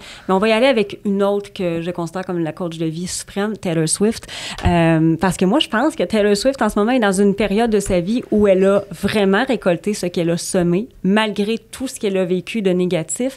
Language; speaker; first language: French; native; French